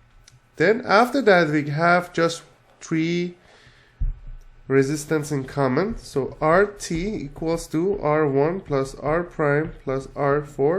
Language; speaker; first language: English; non-native, fluent; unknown